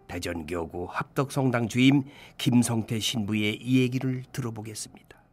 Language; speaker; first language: Korean; native; Korean